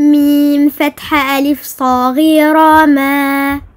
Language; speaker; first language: Arabic; non-native, learner; French